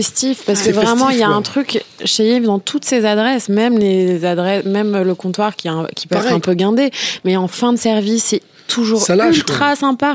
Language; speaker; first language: French; native; French